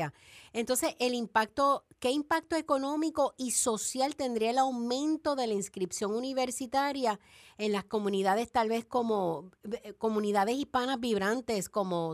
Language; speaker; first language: Spanish; native; Spanish